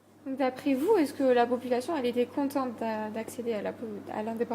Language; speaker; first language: French; native; French